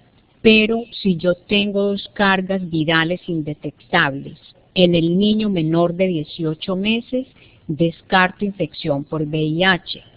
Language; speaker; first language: Spanish; native; Spanish